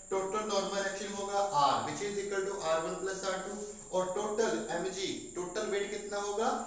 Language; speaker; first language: Hindi; non-native, local second language; Punjabi